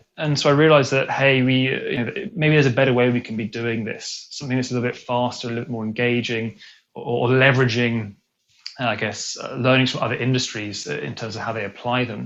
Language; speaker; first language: English; native; English